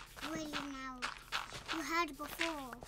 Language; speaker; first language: English; native; English